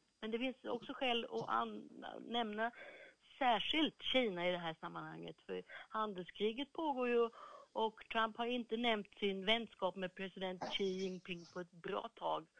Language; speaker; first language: Swedish; native; Swedish